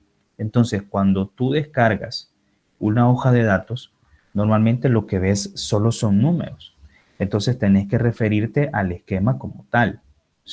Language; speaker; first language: Spanish; native; Spanish